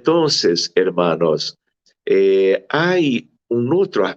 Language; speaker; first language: Spanish; non-native, fluent; Portuguese